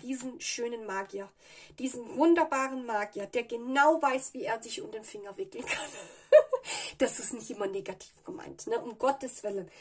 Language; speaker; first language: German; non-native, fluent; Italian